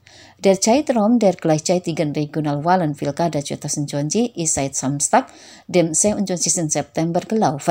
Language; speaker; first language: German; non-native, fluent; Indonesian